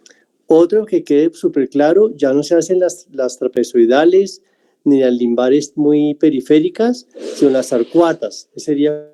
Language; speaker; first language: Spanish; native; Spanish